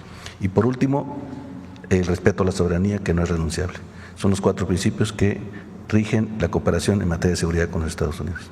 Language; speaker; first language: Spanish; native; Spanish